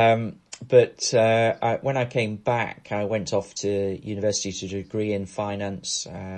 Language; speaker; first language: English; native; English